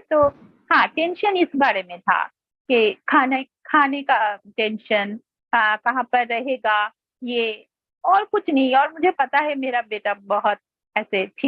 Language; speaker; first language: Hindi; non-native, local second language; Bangla